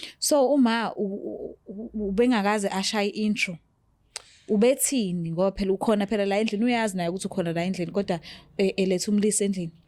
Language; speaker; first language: Zulu; native; Zulu